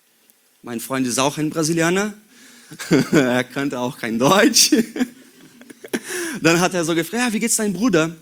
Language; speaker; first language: German; non-native, learner; Portuguese